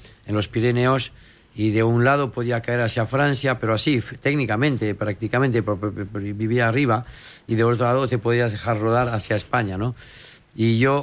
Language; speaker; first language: Spanish; non-native, fluent; French